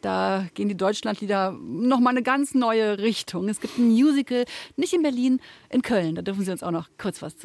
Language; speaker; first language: German; native; German